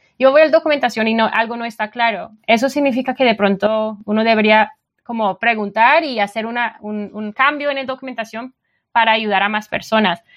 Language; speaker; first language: Spanish; non-native, fluent; English